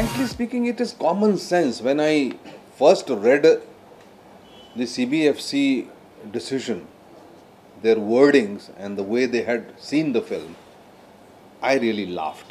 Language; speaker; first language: English; non-native, local second language; Hindi